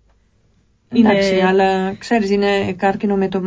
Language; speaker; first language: Greek; non-native, learner; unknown